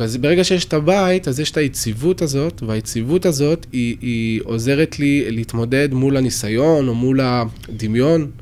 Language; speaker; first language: Hebrew; early bilingual, other home language; French